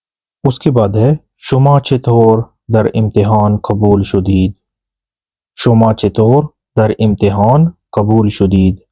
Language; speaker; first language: Persian; non-native, fluent; Urdu